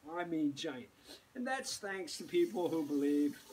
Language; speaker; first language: English; native; English